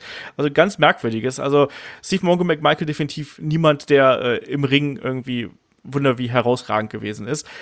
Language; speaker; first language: German; native; German